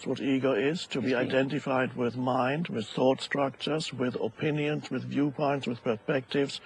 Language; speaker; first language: English; non-native, fluent; German